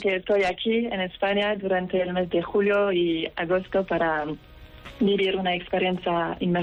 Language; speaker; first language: Spanish; non-native, fluent; Dutch